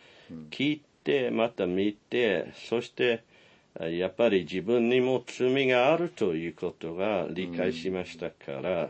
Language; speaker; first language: Japanese; non-native, fluent; English